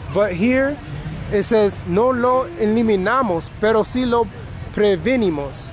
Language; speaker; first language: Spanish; non-native, learner; English